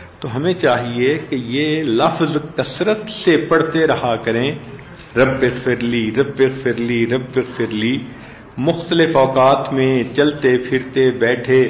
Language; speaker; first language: Urdu; non-native, local second language; Punjabi